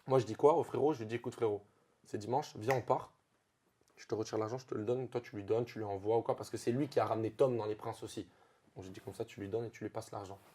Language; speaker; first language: French; native; French